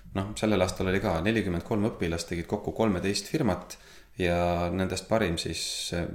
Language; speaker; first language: Estonian; native; Estonian